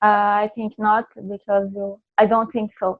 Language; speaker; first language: English; non-native, fluent; Portuguese